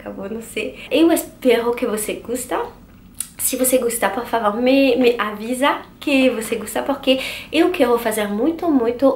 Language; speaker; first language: Portuguese; non-native, learner; French